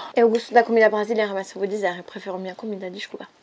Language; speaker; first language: Portuguese; non-native, fluent; French